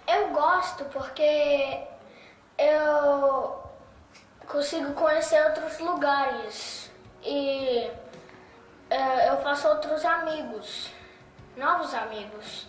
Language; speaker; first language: Portuguese; early bilingual, heritage; Portuguese